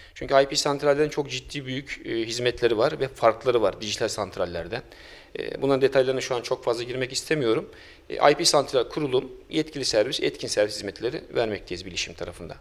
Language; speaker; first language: Turkish; early bilingual, heritage; Turkish